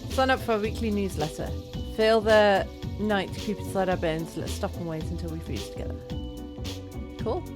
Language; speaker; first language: English; native; English